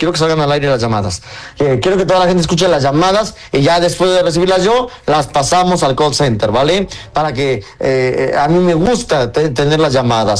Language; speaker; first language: Spanish; native; Spanish